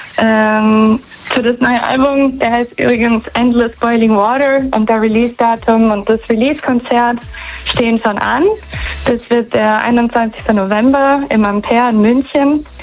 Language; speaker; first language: German; non-native, fluent; Portuguese